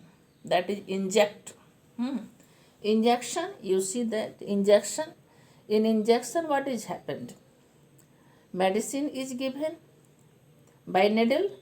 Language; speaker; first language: English; non-native, local second language; Hindi